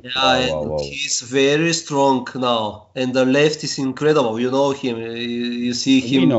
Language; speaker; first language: English; non-native, learner; Bulgarian